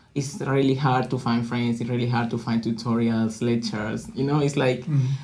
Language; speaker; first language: English; non-native, learner; Spanish